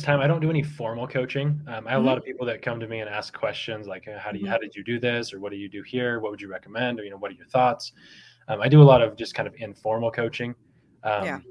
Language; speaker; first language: English; native; English